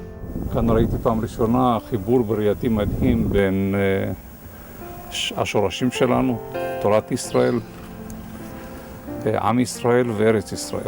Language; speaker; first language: Hebrew; non-native, fluent; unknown